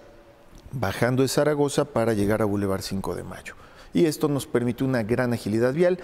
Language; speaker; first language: Spanish; native; Spanish